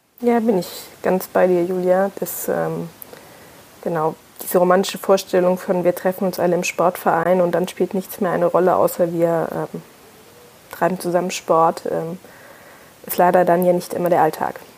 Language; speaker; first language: German; native; German